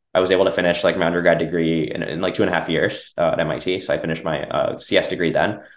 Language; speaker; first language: English; native; English